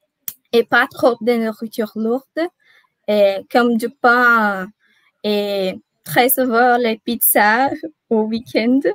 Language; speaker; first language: French; non-native, learner; Portuguese